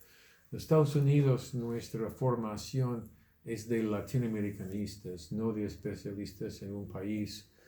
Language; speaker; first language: Spanish; non-native, fluent; English